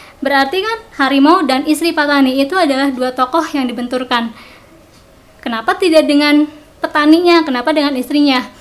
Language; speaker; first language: Indonesian; non-native, local second language; Sundanese